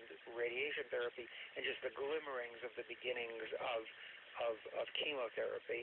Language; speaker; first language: English; native; English